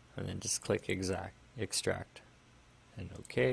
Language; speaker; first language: English; native; English